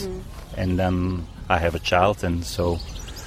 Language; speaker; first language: English; non-native, learner; Dutch